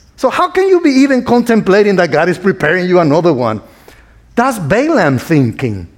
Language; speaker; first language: English; non-native, fluent; Spanish